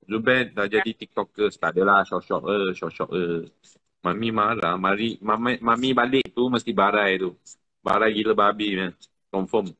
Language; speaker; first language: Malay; non-native, local second language; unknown